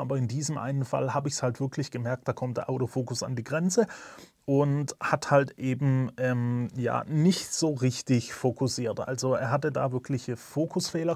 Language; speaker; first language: German; native; German